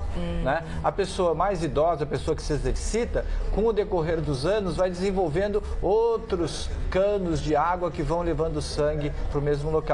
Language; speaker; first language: Portuguese; native; Portuguese